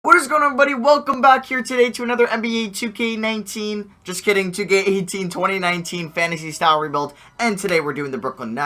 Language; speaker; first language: English; native; English